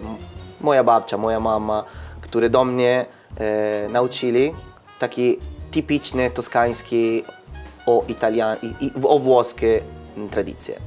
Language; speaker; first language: Polish; non-native, learner; Italian